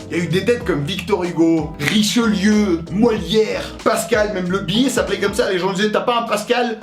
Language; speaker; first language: French; early bilingual, other home language; Russian